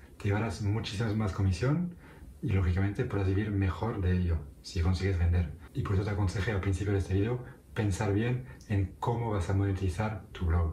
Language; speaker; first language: Spanish; non-native, fluent; French